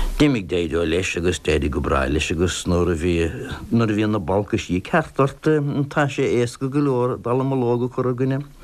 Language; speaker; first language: Irish; non-native, local second language; English